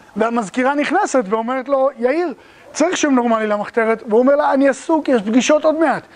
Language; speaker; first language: Hebrew; native; Hebrew